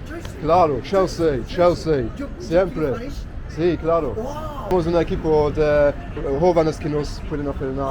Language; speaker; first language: Spanish; non-native, learner; English